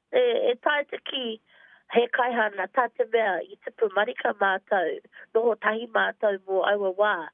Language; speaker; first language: Māori; non-native, local second language; English